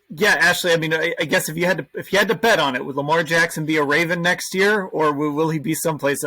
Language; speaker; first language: English; native; English